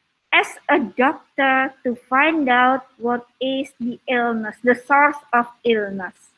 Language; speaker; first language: English; non-native, fluent; Indonesian